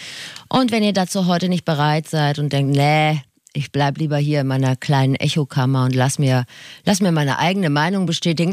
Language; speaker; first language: German; native; German